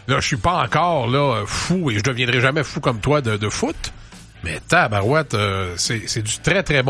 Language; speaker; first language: French; native; French